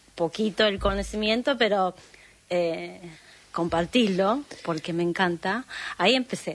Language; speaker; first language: Spanish; non-native, fluent; Japanese